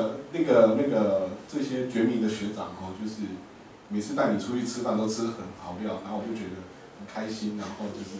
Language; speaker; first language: Chinese; native; Chinese